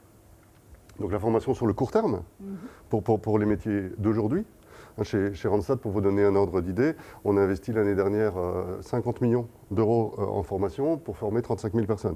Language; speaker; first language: French; native; French